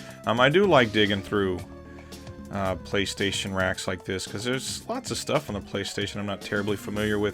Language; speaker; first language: English; native; English